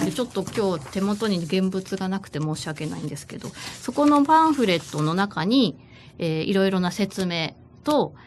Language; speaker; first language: Japanese; native; Japanese